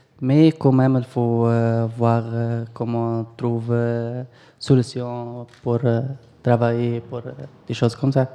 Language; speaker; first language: French; non-native, learner; Arabic